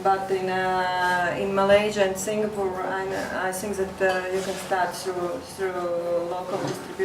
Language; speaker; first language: English; non-native, learner; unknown